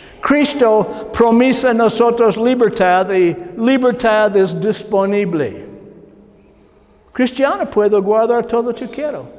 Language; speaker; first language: Spanish; non-native, learner; English